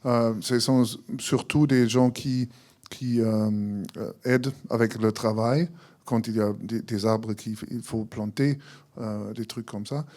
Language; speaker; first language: French; non-native, fluent; German